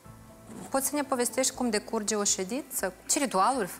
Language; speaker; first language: Romanian; native; Romanian